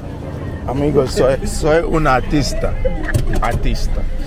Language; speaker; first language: Spanish; non-native, learner; English